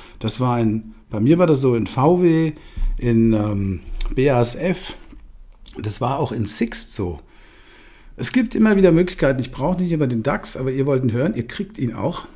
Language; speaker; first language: German; native; German